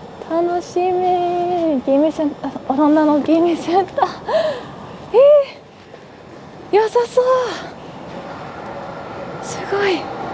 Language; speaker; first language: Japanese; non-native, learner; Dutch